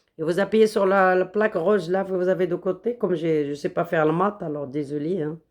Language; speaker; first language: French; non-native, local second language; Arabic